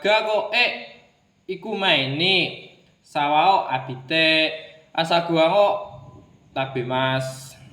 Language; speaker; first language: Japanese; non-native, learner; Indonesian